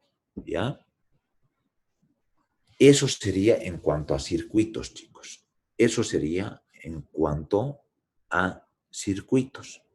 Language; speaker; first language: Spanish; native; Spanish